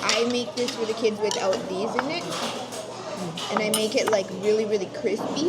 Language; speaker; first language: English; native; English